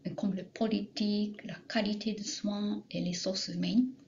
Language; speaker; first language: French; non-native, fluent; Japanese